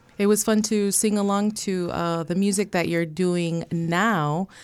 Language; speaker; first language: English; early bilingual, other home language; Spanish